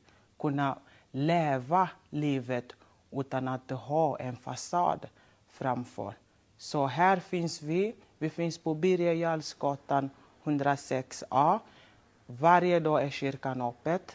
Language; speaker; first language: Swedish; non-native, local second language; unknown